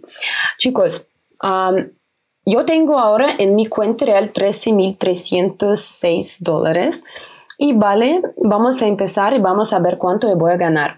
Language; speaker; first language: Spanish; non-native, fluent; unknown